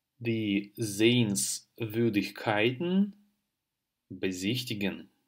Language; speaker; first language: German; non-native, fluent; Russian